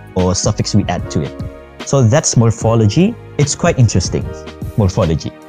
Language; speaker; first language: English; non-native, fluent; Malay